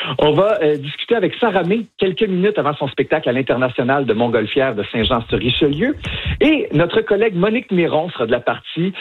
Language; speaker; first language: French; native; French